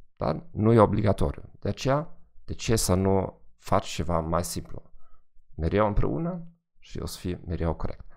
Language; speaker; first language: Romanian; non-native, fluent; German